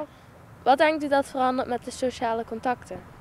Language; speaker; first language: Dutch; native; Dutch